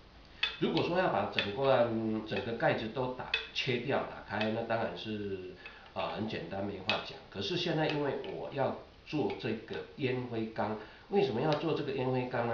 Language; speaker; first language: Chinese; native; Chinese